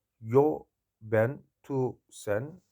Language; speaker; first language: Spanish; non-native, learner; Turkish